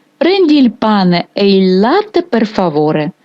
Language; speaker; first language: Italian; non-native, fluent; Ukrainian